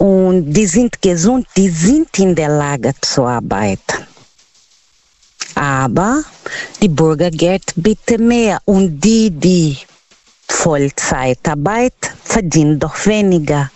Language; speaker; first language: German; non-native, fluent; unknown